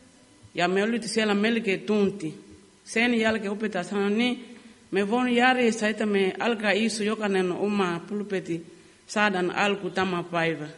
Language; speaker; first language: Finnish; non-native, learner; Lingala